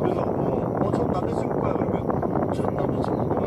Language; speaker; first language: Korean; native; Korean